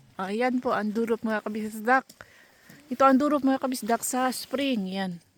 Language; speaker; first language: Filipino; non-native, local second language; Cebuano